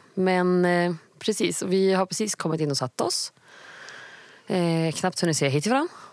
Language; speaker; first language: Swedish; native; Swedish